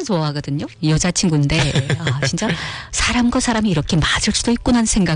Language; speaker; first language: Korean; early bilingual, heritage; Korean